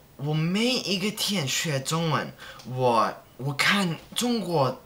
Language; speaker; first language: Chinese; non-native, learner; English